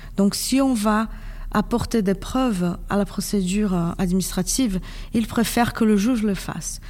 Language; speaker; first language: French; non-native, fluent; Portuguese